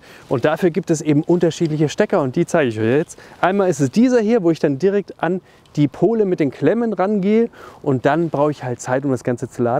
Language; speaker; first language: German; native; German